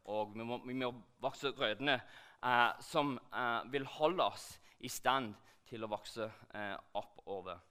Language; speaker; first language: Norwegian; non-native, fluent; English